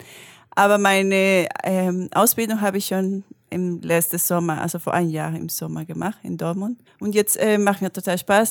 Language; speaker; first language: German; non-native, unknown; Spanish